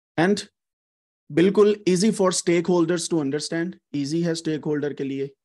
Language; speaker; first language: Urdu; native; Urdu